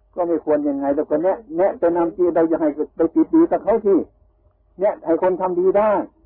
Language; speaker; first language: Thai; native; Thai